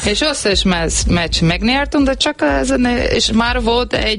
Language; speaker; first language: Hungarian; non-native, learner; Portuguese